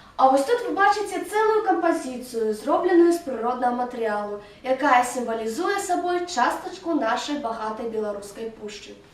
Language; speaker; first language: Belarusian; native; Belarusian